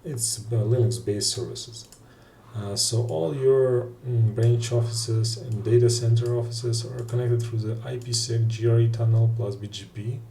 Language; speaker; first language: English; non-native, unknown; Russian